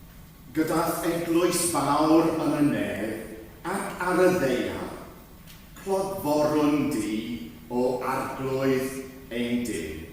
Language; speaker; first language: Welsh; non-native, fluent; English